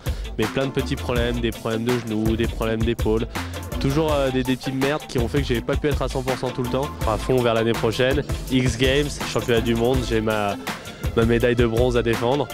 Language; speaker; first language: French; native; French